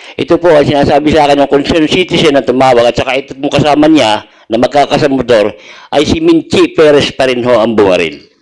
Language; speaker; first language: Filipino; native; Filipino